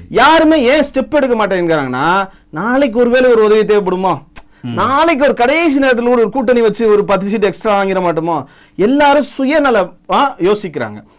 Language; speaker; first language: Tamil; non-native, local second language; Telugu